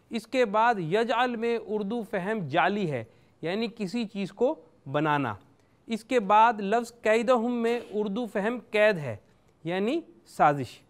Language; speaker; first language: Urdu; native; Urdu